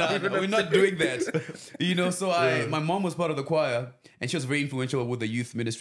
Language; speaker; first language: English; non-native, local second language; Venda